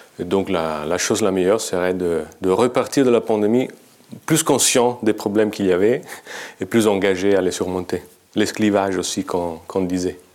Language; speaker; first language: French; non-native, fluent; Italian